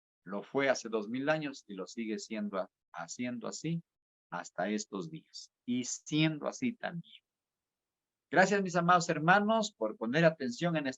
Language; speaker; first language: Spanish; native; Spanish